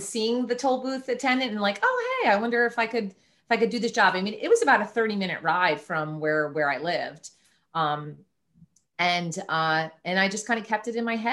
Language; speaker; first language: English; native; English